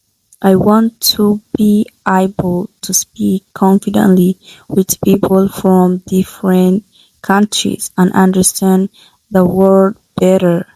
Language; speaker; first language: English; non-native, learner; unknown